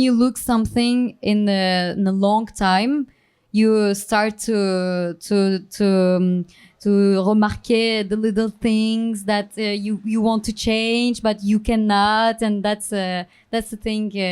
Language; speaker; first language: English; non-native, learner; Turkish